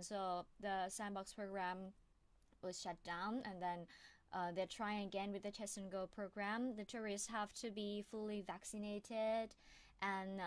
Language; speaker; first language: English; non-native, fluent; Thai